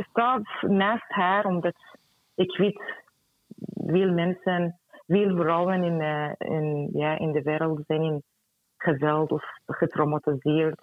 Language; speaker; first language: Dutch; non-native, fluent; Persian